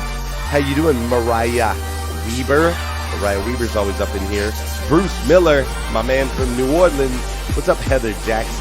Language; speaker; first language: English; native; English